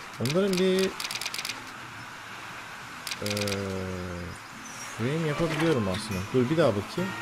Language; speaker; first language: Turkish; native; Turkish